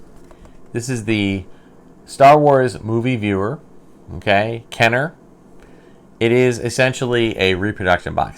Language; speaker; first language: English; native; English